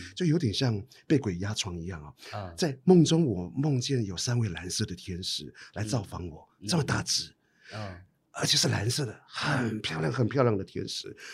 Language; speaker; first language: Chinese; non-native, local second language; Amis